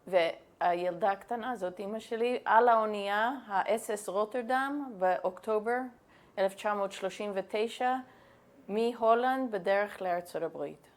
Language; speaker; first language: Hebrew; non-native, fluent; English